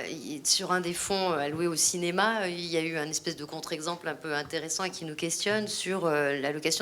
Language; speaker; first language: French; native; French